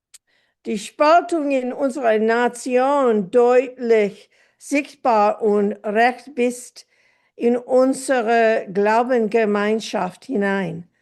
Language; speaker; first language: German; non-native, fluent; English